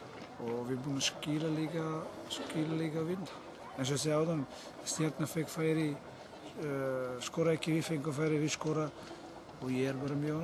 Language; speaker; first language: Icelandic; non-native, learner; Serbian